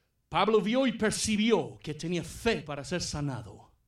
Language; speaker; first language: Spanish; non-native, fluent; English